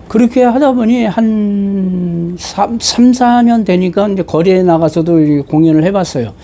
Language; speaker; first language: Korean; native; Korean